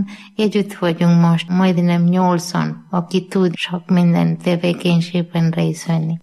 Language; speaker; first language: Hungarian; non-native, learner; Malayalam